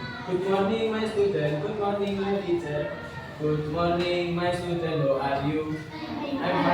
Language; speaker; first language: English; non-native, learner; Indonesian